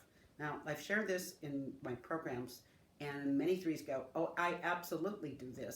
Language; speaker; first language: English; native; English